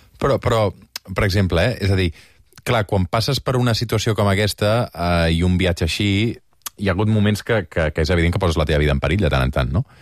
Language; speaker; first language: Catalan; native; Catalan